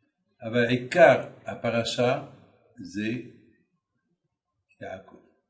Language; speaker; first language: Hebrew; non-native, fluent; French